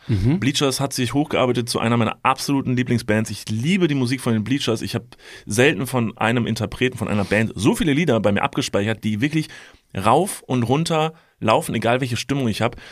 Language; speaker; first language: German; native; German